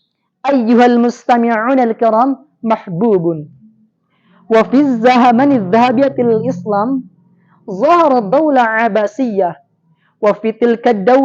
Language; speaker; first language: Arabic; non-native, learner; Indonesian